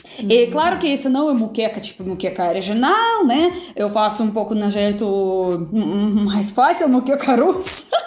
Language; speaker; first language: Portuguese; non-native, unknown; Russian